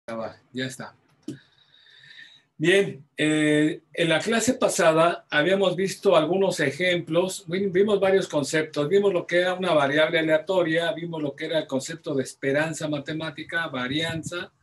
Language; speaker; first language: Spanish; native; Spanish